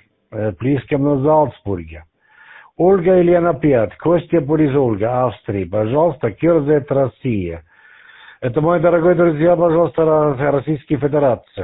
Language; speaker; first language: Russian; non-native, learner; German